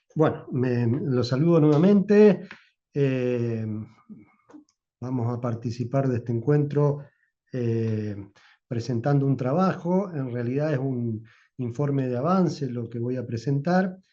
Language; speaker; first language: Spanish; native; Spanish